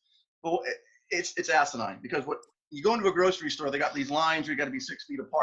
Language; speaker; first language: English; native; English